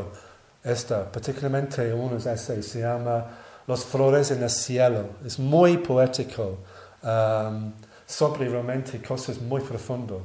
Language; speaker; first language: Spanish; non-native, learner; English